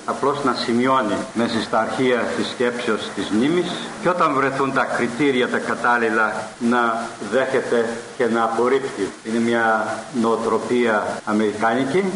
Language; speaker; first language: Greek; early bilingual, heritage; Greek